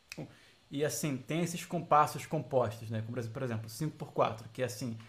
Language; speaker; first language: Portuguese; native; Portuguese